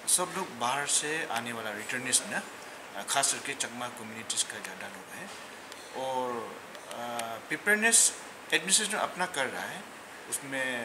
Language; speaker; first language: Hindi; non-native, local second language; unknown